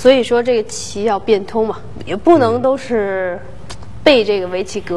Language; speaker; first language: Chinese; native; Chinese